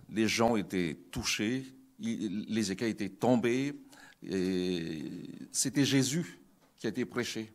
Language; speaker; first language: French; non-native, local second language; Malagasy